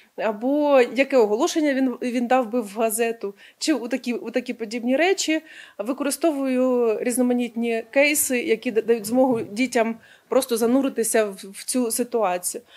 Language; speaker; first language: Ukrainian; non-native, local second language; Russian